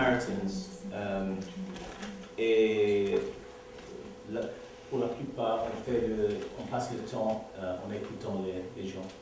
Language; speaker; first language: French; non-native, learner; English